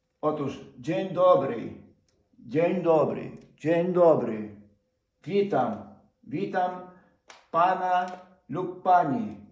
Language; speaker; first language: Polish; non-native, fluent; Ukrainian